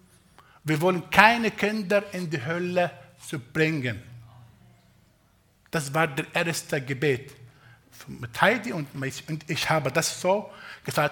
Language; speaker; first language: German; non-native, fluent; Arabic